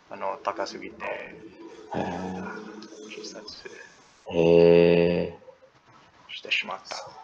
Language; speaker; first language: Japanese; non-native, learner; English